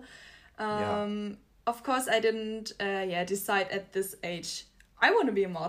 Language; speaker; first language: English; non-native, fluent; German